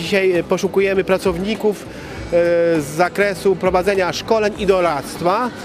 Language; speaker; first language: Polish; native; Polish